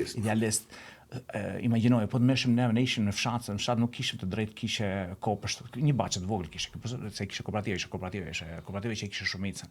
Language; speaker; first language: Albanian; native; Albanian